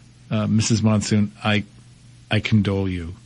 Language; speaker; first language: English; native; English